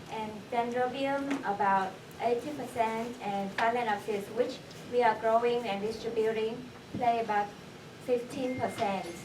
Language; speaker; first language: English; non-native, fluent; Vietnamese